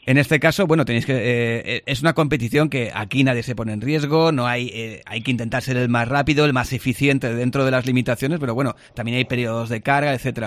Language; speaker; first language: Spanish; native; Spanish